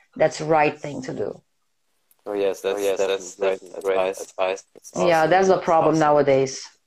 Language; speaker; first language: English; non-native, fluent; Serbian